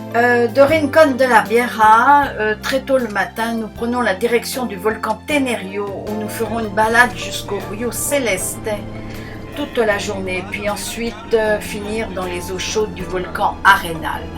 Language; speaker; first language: French; native; French